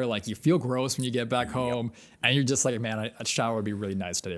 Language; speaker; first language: English; native; English